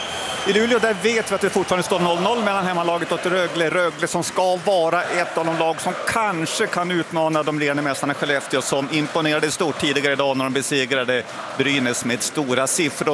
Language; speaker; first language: Swedish; native; Swedish